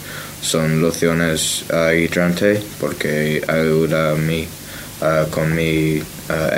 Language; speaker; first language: Spanish; non-native, learner; English